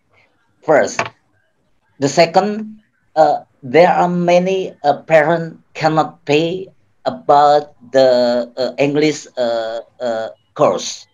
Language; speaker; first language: English; non-native, learner; Indonesian